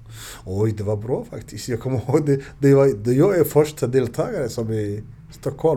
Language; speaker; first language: Swedish; non-native, learner; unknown